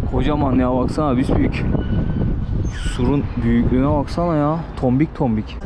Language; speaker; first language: Turkish; native; Turkish